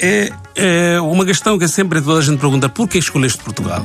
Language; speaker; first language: Portuguese; non-native, learner; Bangla